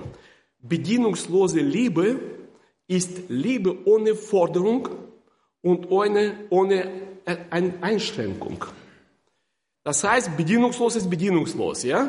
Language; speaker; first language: German; non-native, fluent; Russian